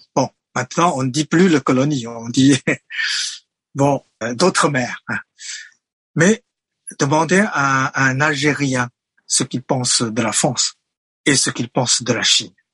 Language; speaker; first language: French; non-native, fluent; Chinese